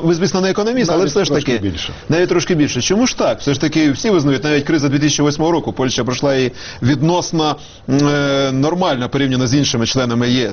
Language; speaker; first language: Ukrainian; native; Ukrainian